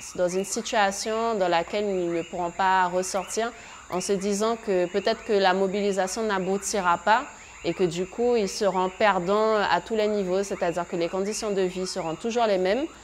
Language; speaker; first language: French; native; French